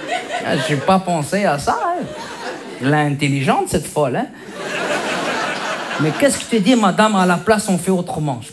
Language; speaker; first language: French; early bilingual, other home language; Arabic